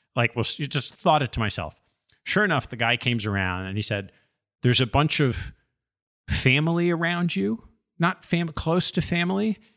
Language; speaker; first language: English; native; English